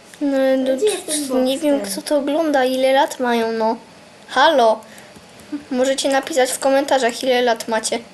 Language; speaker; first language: Polish; native; Polish